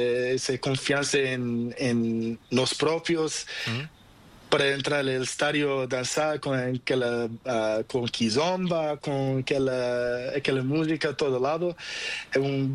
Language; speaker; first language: Spanish; non-native, learner; Portuguese